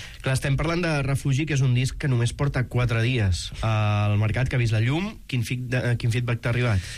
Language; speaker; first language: Catalan; native; Catalan